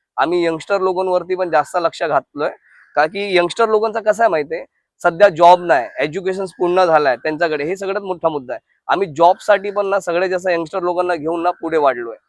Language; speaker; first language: Marathi; non-native, local second language; Hindi